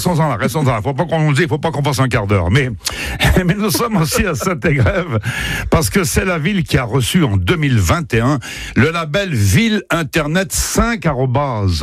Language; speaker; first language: French; native; French